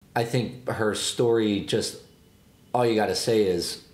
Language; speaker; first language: English; native; English